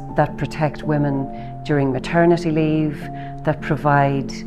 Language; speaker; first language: English; native; English